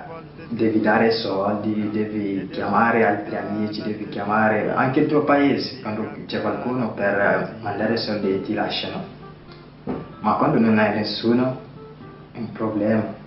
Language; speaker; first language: Italian; non-native, learner; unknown